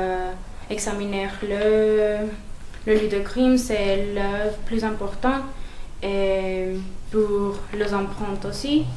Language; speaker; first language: French; non-native, learner; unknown